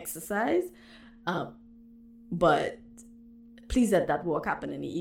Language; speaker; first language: English; native; English